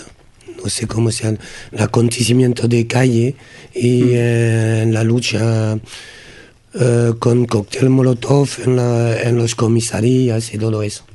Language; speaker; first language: Spanish; non-native, learner; French